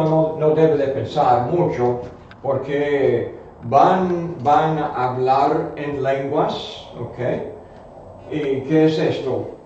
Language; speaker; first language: Spanish; non-native, fluent; English